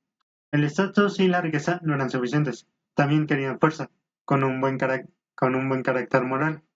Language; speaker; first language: Spanish; native; Spanish